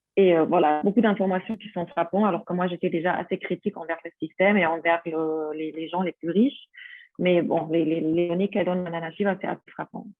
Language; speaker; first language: French; non-native, fluent; German